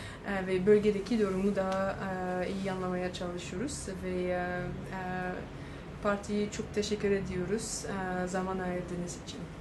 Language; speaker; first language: Turkish; non-native, learner; English